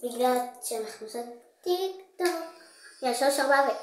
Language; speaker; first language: Hebrew; native; Hebrew